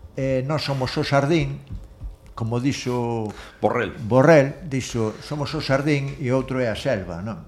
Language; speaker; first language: Galician; non-native, local second language; Spanish